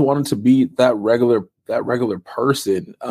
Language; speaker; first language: English; native; English